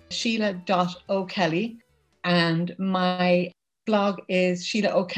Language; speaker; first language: English; native; English